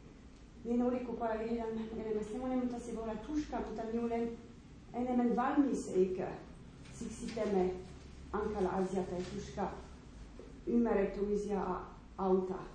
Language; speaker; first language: Finnish; non-native, learner; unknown